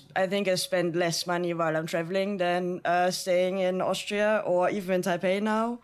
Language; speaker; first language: English; non-native, fluent; German